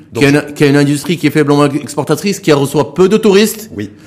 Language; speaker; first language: French; non-native, local second language; Arabic